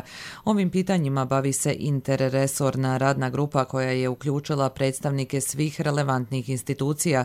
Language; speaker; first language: Serbian; native; Serbian